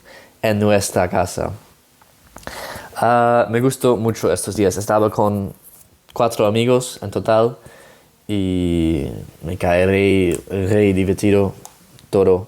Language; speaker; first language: Spanish; non-native, learner; Dutch